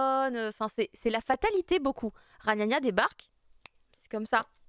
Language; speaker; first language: French; native; French